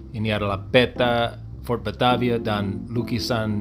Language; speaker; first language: Indonesian; non-native, learner; English